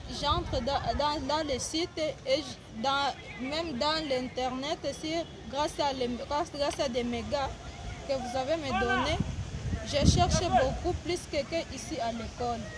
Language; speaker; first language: French; non-native, learner; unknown